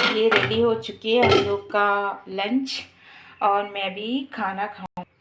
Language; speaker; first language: Hindi; non-native, local second language; Telugu